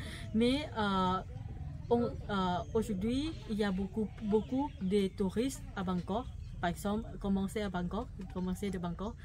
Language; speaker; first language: French; non-native, fluent; Thai